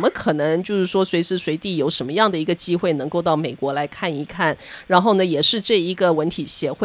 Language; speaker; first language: Chinese; native; Chinese